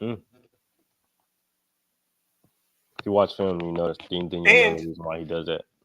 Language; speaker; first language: English; native; English